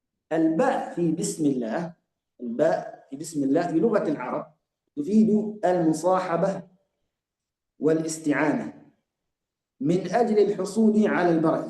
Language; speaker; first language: Arabic; native; Arabic